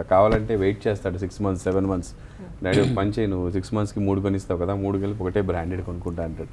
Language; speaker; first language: Telugu; native; Telugu